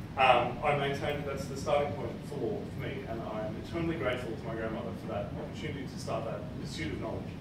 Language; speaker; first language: English; native; English